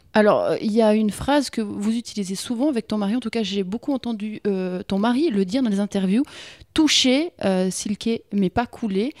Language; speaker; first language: French; native; French